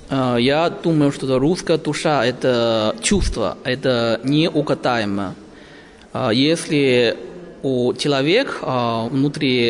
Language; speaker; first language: Russian; early bilingual, heritage; Chinese